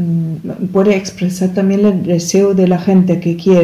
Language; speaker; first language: Spanish; non-native, learner; German